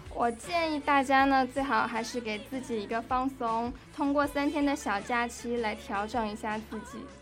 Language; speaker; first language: Chinese; native; Chinese